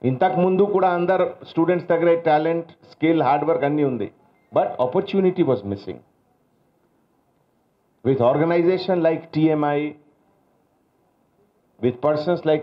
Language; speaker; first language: Telugu; non-native, local second language; Hindi